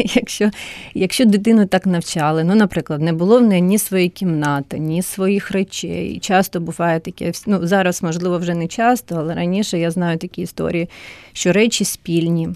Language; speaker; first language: Ukrainian; non-native, local second language; Russian